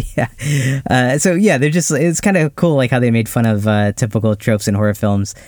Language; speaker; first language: English; early bilingual, other home language; Hindi